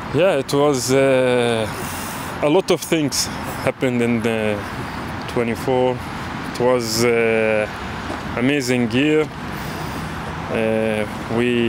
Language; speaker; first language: English; non-native, learner; Arabic